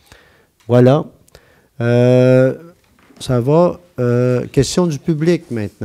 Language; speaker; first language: French; native; French